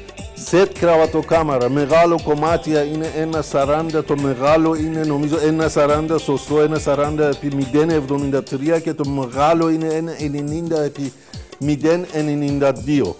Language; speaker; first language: Greek; non-native, fluent; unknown